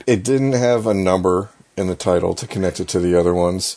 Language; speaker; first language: English; native; English